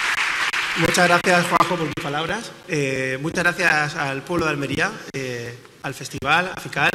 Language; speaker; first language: Spanish; native; Spanish